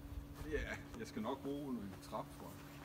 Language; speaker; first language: Danish; native; Danish